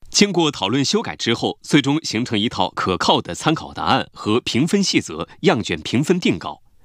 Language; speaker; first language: Chinese; native; Chinese